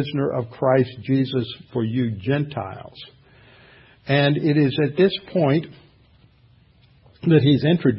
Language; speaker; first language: English; native; English